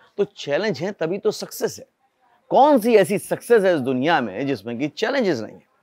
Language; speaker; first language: Hindi; native; Hindi